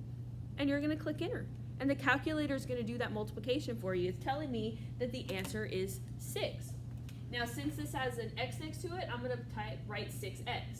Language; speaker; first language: English; native; English